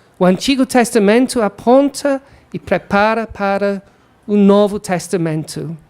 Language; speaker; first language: Portuguese; non-native, fluent; English